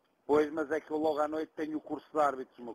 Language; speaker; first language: Portuguese; native; Portuguese